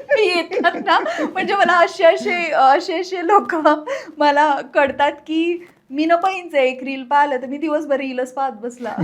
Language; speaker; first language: Marathi; native; Marathi